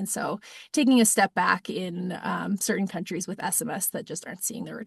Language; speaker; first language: English; native; English